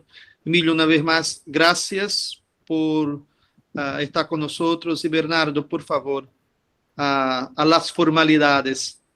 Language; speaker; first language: Spanish; non-native, fluent; Portuguese